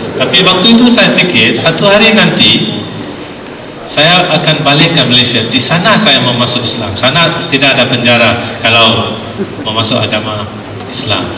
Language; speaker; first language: Malay; non-native, local second language; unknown